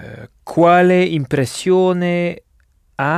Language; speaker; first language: Italian; non-native, learner; French